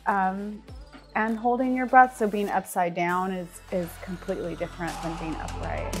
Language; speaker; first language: English; native; English